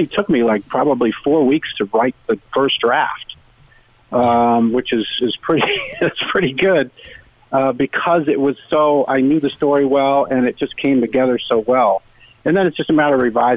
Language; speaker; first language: English; native; English